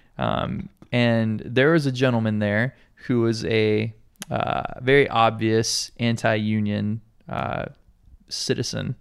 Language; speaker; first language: English; native; English